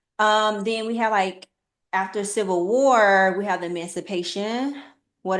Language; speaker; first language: English; native; English